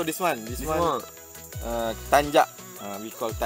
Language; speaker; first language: English; non-native, learner; Malay